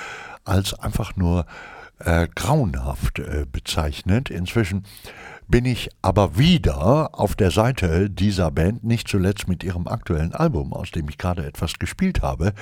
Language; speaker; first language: German; native; German